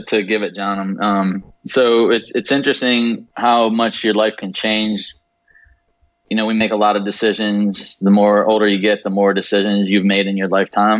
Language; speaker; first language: English; native; English